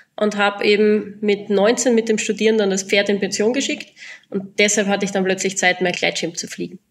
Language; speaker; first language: German; native; German